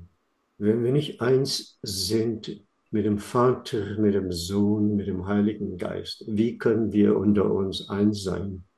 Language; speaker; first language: German; non-native, fluent; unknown